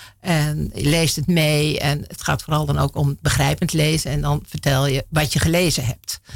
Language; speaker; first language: Dutch; native; Dutch